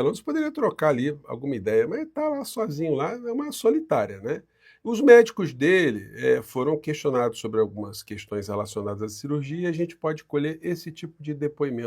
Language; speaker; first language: Portuguese; native; Portuguese